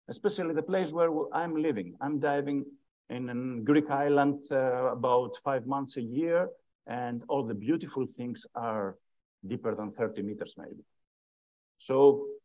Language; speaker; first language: English; non-native, fluent; Greek